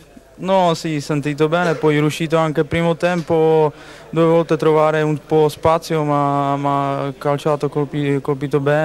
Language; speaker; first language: Italian; non-native, learner; Czech